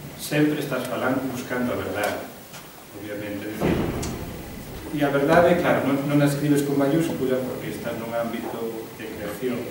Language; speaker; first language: Galician; non-native, local second language; Spanish